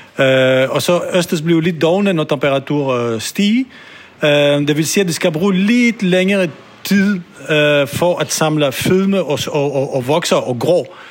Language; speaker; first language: Danish; non-native, fluent; French